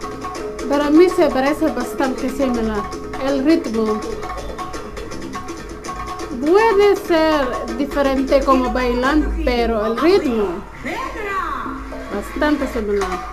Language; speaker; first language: Spanish; non-native, learner; Somali